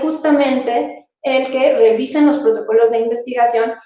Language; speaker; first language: Spanish; native; Spanish